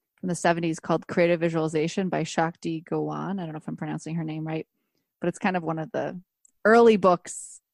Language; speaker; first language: English; native; English